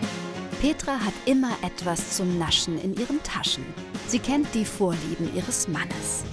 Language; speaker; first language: German; native; German